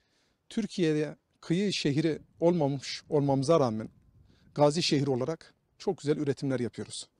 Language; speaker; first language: Turkish; native; Turkish